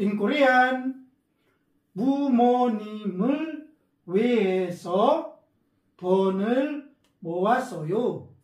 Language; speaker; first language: Korean; non-native, fluent; Filipino